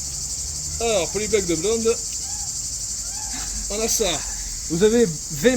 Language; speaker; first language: French; native; French